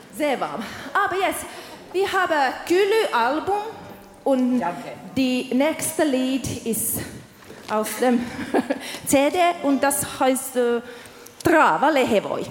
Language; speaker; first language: German; non-native, learner; Finnish